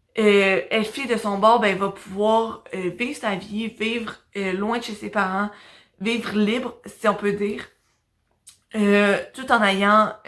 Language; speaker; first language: French; native; French